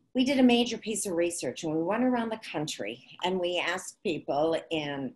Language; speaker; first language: English; native; English